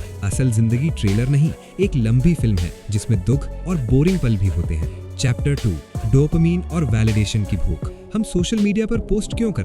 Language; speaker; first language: Hindi; native; Hindi